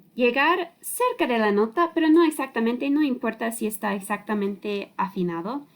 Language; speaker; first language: Spanish; non-native, learner; English